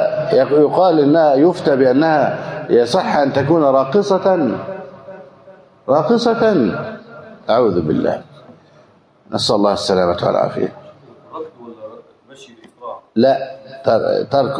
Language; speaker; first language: Arabic; native; Arabic